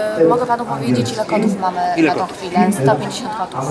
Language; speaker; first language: Polish; native; Polish